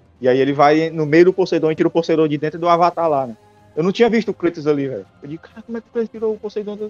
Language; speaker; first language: Portuguese; native; Portuguese